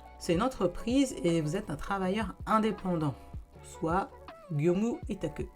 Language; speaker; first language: French; native; French